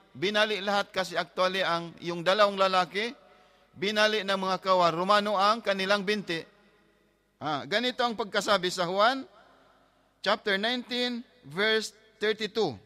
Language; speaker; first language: Filipino; non-native, local second language; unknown